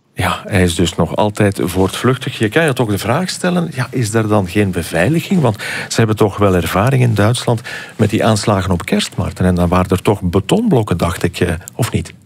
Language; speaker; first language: Dutch; native; Dutch